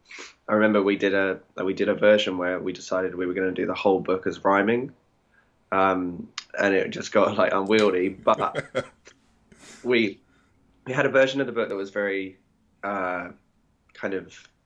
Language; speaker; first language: English; native; English